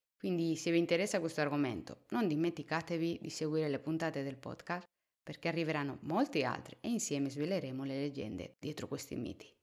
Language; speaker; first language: Italian; non-native, fluent; Spanish